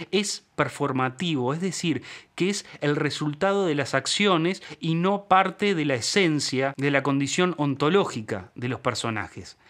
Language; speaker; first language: Spanish; native; Spanish